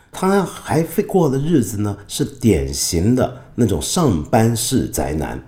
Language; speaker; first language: Chinese; non-native, local second language; Cantonese